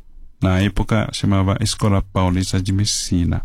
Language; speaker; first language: Portuguese; non-native, fluent; Chinese